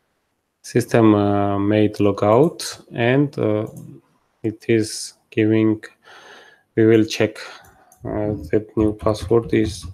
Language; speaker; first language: English; non-native, fluent; Georgian